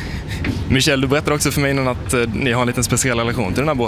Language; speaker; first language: Swedish; native; Swedish